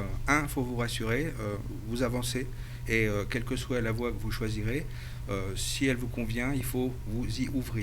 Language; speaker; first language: French; native; French